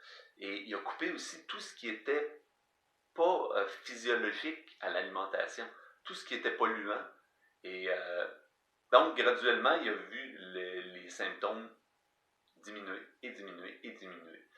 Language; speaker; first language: French; native; French